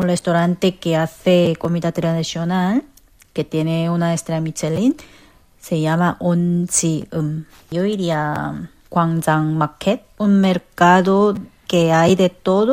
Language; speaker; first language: Spanish; non-native, fluent; Korean